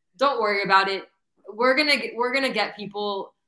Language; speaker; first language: English; native; English